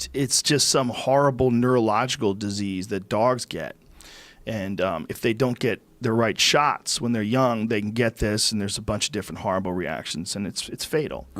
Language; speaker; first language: English; native; English